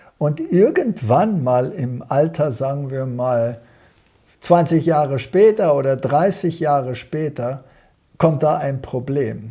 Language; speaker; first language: German; early bilingual, heritage; German